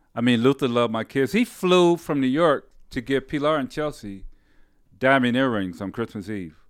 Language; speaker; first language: English; native; English